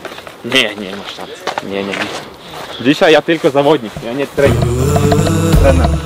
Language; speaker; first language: Polish; non-native, learner; Latvian